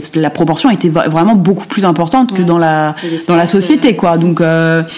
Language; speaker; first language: French; early bilingual, other home language; German